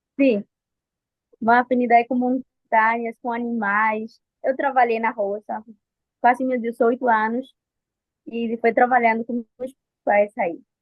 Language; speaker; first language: Portuguese; non-native, fluent; Spanish